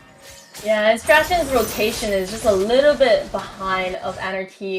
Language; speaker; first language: English; native; English